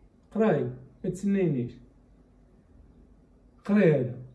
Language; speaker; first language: Arabic; native; Arabic